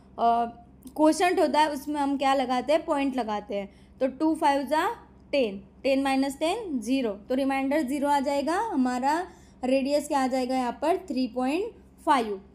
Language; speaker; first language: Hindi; non-native, local second language; Marathi